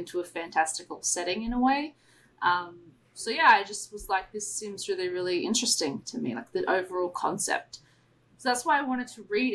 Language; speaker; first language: English; native; English